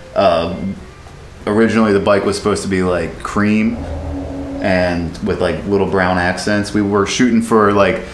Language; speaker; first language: English; native; English